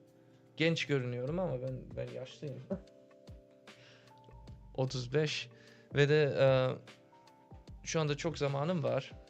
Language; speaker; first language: Turkish; early bilingual, heritage; Turkish